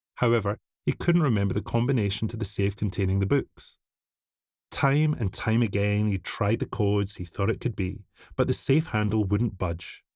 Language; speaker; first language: English; native; English